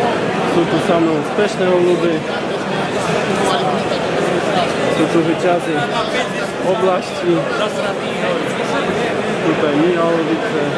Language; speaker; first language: Polish; non-native, learner; Slovak